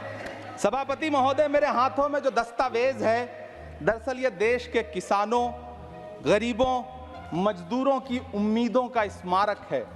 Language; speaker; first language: Hindi; native; Hindi